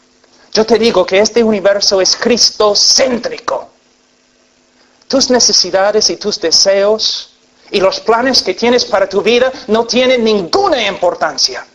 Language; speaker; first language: Spanish; non-native, fluent; English